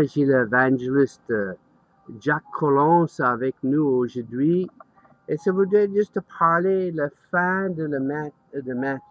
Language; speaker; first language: French; non-native, learner; English